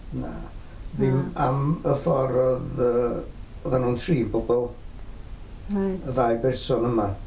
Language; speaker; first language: Welsh; native; Welsh